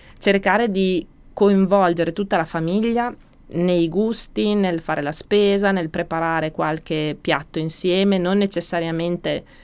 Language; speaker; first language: Italian; native; Italian